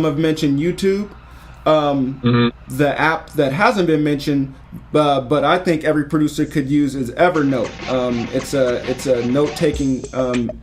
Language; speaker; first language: English; native; English